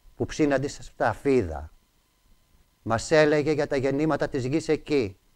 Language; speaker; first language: Greek; native; Greek